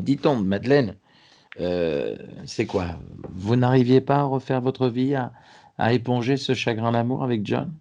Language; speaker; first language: French; native; French